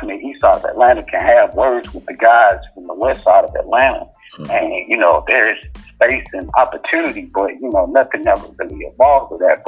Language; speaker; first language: English; native; English